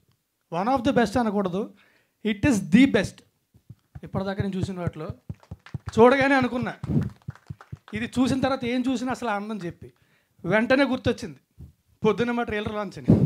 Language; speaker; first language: Telugu; native; Telugu